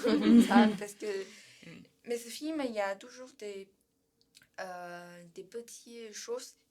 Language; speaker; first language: French; non-native, learner; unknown